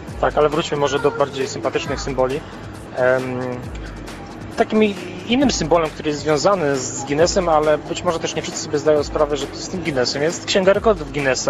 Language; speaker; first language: Polish; native; Polish